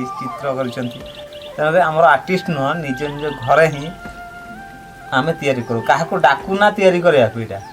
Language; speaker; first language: Odia; non-native, local second language; Santali